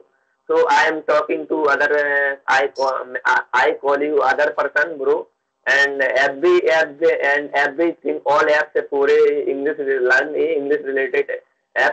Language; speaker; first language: English; non-native, learner; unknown